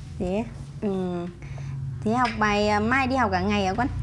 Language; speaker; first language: Vietnamese; native; Vietnamese